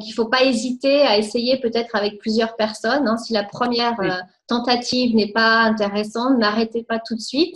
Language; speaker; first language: French; native; French